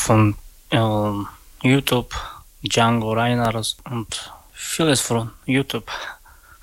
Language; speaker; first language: German; non-native, learner; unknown